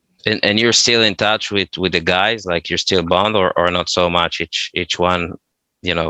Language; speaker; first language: English; non-native, fluent; Hebrew